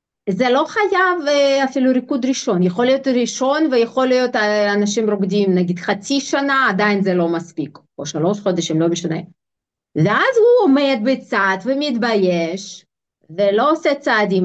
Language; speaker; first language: Hebrew; non-native, fluent; Russian